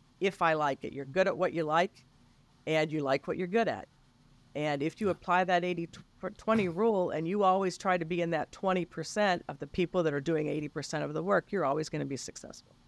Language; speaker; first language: English; native; English